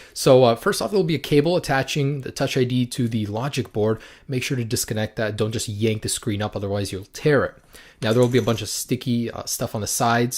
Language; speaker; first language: English; native; English